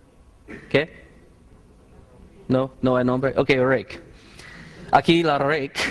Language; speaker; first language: Spanish; non-native, learner; English